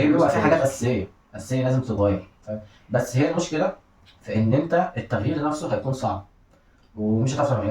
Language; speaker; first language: Arabic; native; Arabic